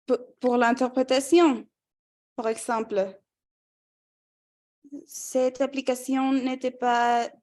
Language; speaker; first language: French; non-native, fluent; Spanish